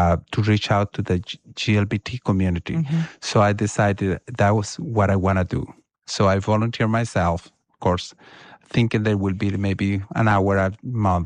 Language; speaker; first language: English; non-native, fluent; Spanish